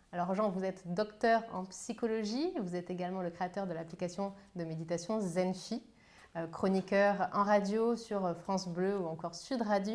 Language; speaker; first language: French; native; French